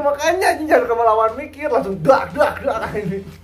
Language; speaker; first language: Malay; non-native, local second language; Sundanese